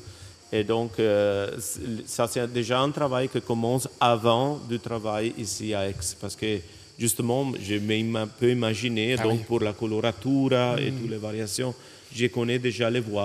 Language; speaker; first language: French; non-native, fluent; Italian